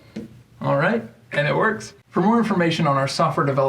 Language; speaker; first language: English; native; English